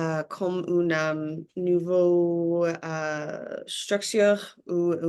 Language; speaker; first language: French; non-native, learner; English